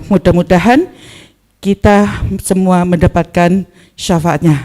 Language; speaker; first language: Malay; non-native, local second language; Javanese